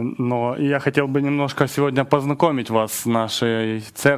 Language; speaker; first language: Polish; non-native, learner; Russian